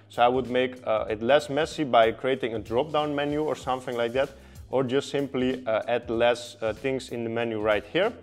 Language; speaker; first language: English; non-native, fluent; Dutch